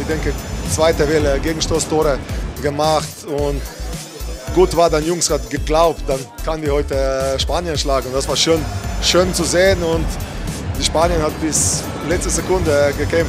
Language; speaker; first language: German; non-native, learner; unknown